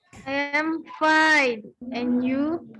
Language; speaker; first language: English; non-native, learner; Indonesian